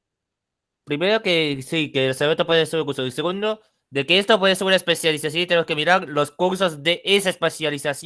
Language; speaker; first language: Spanish; native; Spanish